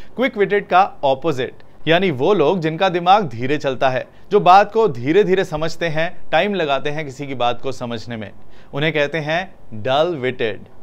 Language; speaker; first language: Hindi; native; Hindi